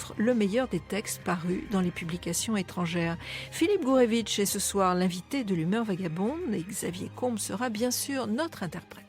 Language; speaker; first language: French; native; French